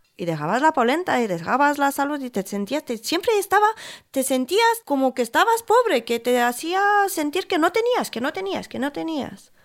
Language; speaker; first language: Spanish; non-native, fluent; Romanian